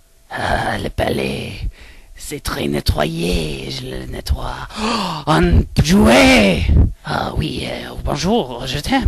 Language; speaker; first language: French; non-native, learner; English